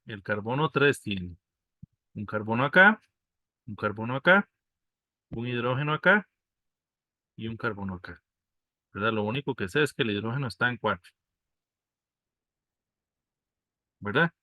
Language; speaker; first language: Spanish; native; Spanish